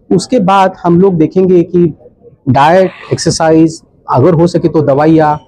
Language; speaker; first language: Hindi; non-native, local second language; Marathi